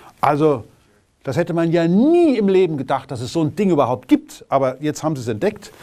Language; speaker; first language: German; native; German